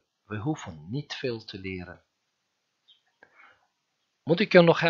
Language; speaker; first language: Dutch; non-native, fluent; Turkish